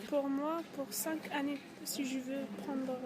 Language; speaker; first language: French; non-native, learner; Arabic